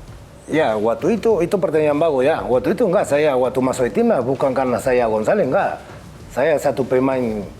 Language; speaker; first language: Indonesian; non-native, fluent; Spanish